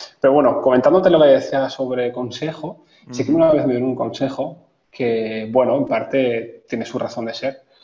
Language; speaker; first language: Spanish; native; Spanish